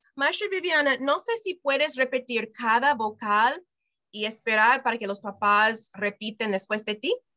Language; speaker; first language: Spanish; non-native, fluent; English